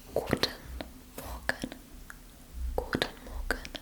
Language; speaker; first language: German; non-native, fluent; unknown